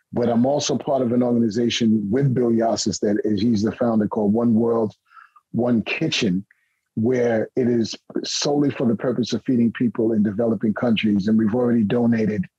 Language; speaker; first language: English; native; English